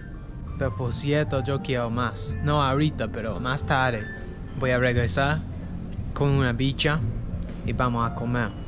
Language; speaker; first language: Spanish; non-native, learner; English